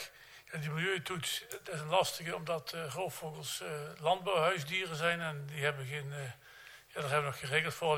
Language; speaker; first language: Dutch; native; Dutch